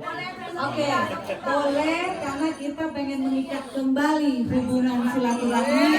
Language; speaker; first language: Indonesian; non-native, fluent; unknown